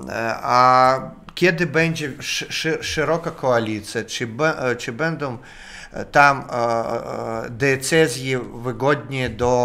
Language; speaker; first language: Polish; non-native, fluent; Russian